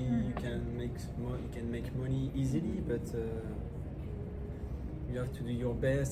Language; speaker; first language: English; non-native, learner; French